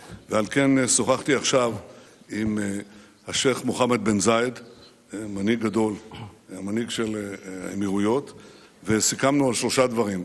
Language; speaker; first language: Hebrew; native; Hebrew